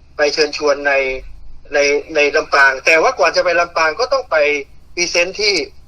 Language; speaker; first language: Thai; native; Thai